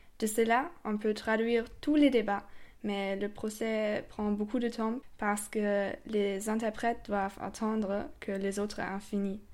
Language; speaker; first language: French; non-native, fluent; German